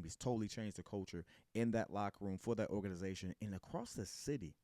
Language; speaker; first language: English; native; English